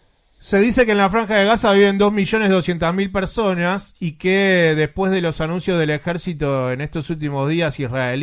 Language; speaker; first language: Spanish; native; Spanish